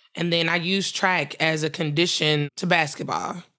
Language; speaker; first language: English; native; English